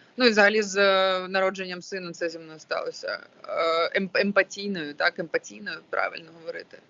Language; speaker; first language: Ukrainian; non-native, local second language; Russian